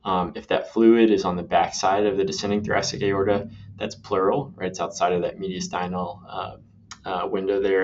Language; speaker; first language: English; native; English